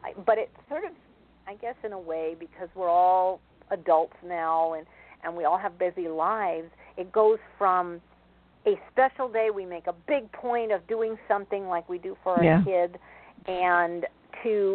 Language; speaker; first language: English; native; English